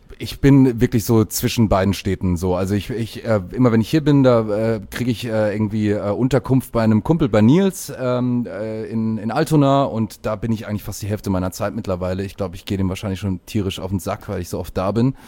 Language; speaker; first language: German; early bilingual, other home language; English